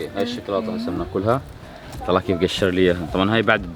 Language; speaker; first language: Arabic; native; Arabic